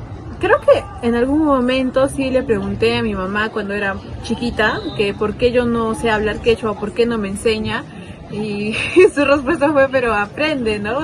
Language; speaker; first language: Spanish; native; Spanish